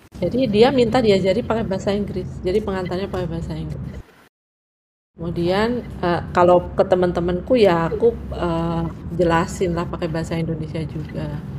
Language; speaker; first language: Indonesian; non-native, local second language; Javanese